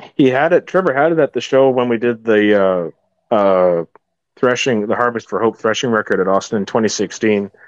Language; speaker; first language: English; native; English